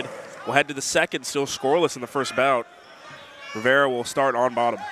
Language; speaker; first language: English; native; English